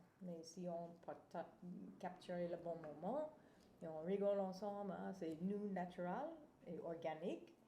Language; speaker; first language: French; non-native, fluent; English